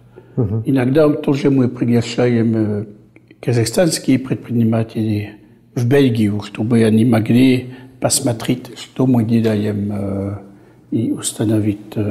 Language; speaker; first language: Russian; non-native, fluent; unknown